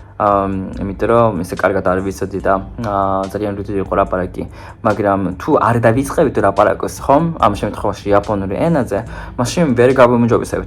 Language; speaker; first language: Georgian; non-native, fluent; Japanese